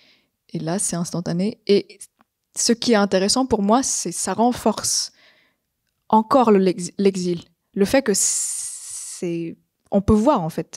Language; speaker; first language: French; non-native, fluent; Vietnamese